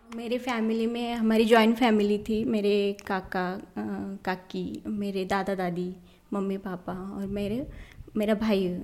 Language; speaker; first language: Hindi; non-native, local second language; Marathi